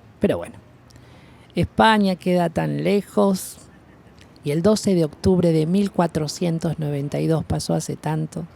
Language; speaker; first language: Spanish; native; Spanish